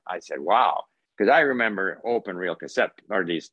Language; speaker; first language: English; early bilingual, other home language; Swedish